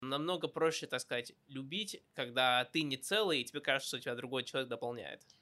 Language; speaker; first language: Russian; early bilingual, heritage; Russian